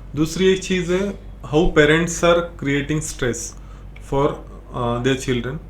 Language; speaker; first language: Hindi; non-native, local second language; Marathi